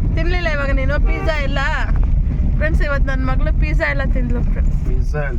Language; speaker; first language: Kannada; native; Kannada